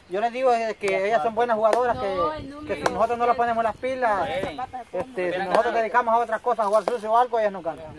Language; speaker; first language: Spanish; native; Spanish